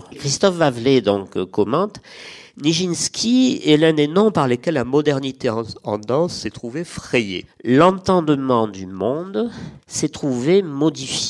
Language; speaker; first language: French; native; French